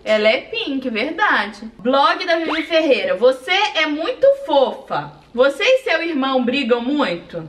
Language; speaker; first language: Portuguese; native; Portuguese